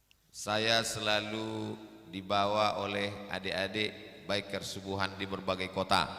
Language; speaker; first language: Indonesian; native; Indonesian